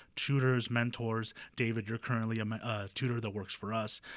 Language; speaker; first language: English; early bilingual, other home language; Spanish